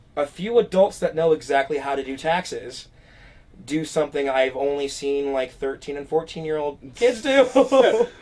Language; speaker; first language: English; native; English